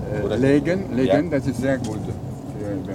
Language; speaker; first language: German; non-native, learner; French